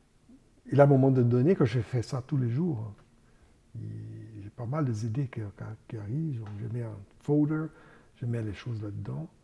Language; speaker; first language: French; non-native, fluent; Portuguese